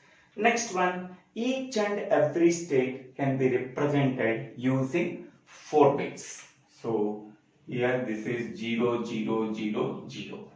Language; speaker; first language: English; non-native, local second language; Telugu